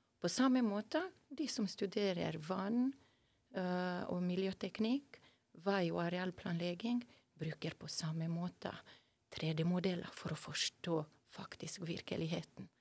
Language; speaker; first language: Norwegian; non-native, fluent; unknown